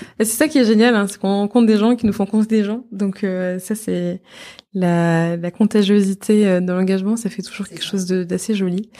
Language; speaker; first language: French; native; French